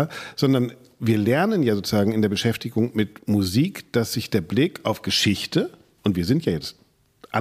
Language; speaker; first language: German; native; German